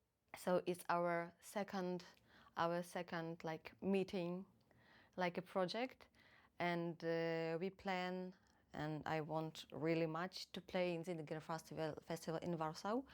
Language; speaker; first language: English; non-native, fluent; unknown